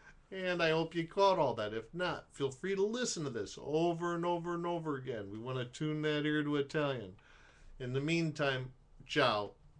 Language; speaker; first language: English; native; English